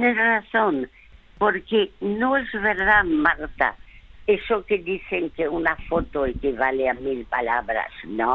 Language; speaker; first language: Spanish; early bilingual, other home language; French